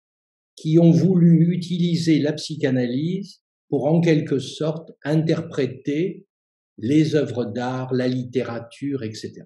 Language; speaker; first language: French; native; French